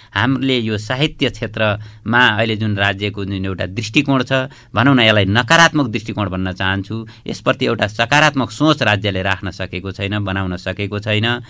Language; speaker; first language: Nepali; native; Nepali